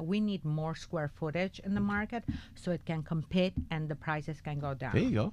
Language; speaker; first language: English; non-native, fluent; Albanian